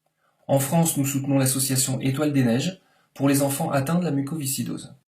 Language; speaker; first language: French; native; French